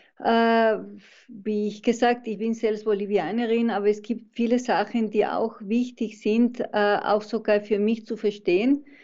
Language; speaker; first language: German; non-native, fluent; Spanish